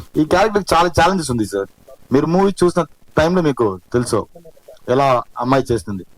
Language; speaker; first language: Telugu; non-native, learner; Tamil